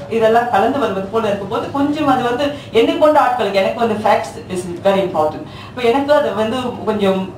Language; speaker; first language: Tamil; early bilingual, heritage; Tamil